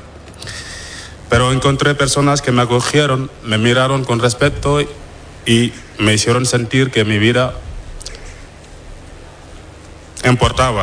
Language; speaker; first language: Spanish; non-native, fluent; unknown